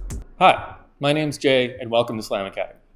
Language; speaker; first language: English; native; English